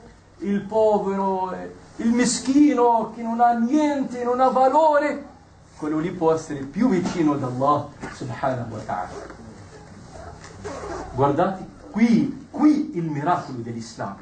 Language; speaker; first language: Italian; non-native, fluent; Arabic